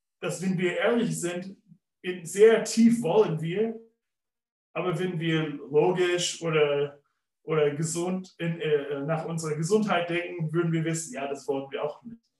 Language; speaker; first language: German; non-native, fluent; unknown